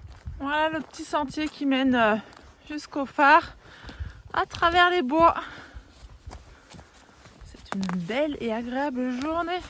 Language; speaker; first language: French; native; French